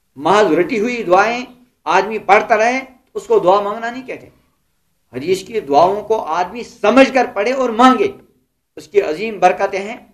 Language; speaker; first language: Urdu; non-native, local second language; Kashmiri